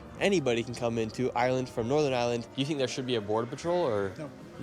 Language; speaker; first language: English; native; English